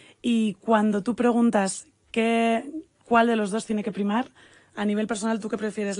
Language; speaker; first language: Spanish; native; Spanish